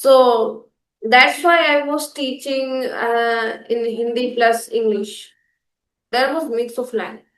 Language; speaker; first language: English; non-native, local second language; Hindi